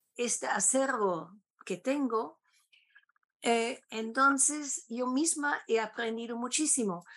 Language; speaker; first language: Spanish; non-native, fluent; German